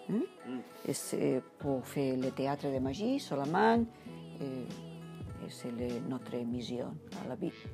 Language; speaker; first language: French; non-native, learner; Catalan